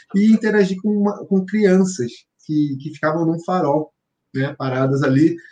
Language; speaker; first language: Portuguese; native; Portuguese